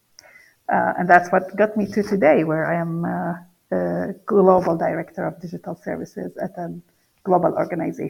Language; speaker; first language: English; non-native, fluent; Arabic